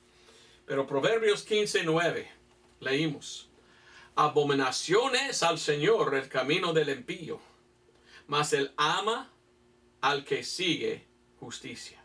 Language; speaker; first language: Spanish; non-native, fluent; English